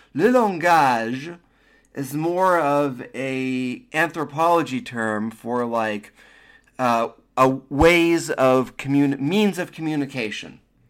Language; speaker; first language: English; native; English